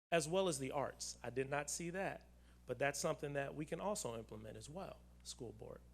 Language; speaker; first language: English; native; English